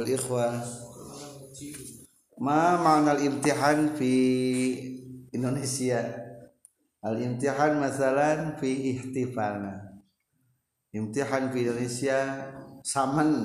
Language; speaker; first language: Arabic; non-native, fluent; Indonesian